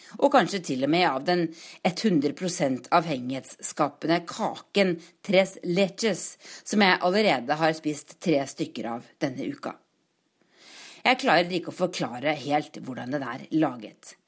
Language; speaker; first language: Norwegian; native; Norwegian